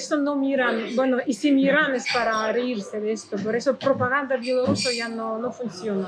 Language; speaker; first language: Spanish; non-native, fluent; Russian